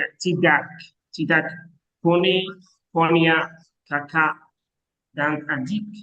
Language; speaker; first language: Indonesian; non-native, learner; Arabic